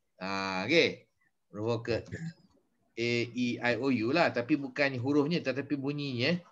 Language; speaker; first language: Malay; native; Malay